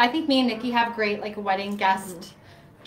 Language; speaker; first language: English; native; English